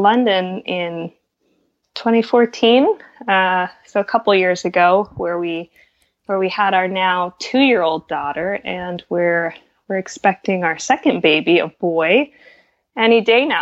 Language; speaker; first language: English; native; English